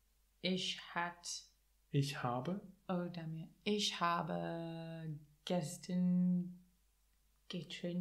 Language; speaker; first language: German; non-native, learner; English